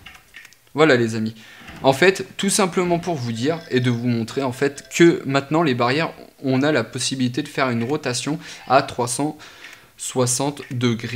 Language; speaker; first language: French; native; French